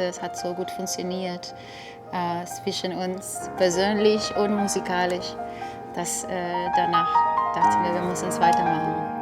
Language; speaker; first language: German; non-native, fluent; Spanish